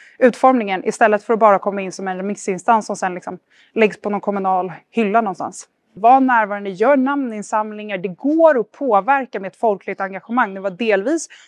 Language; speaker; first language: Swedish; native; Swedish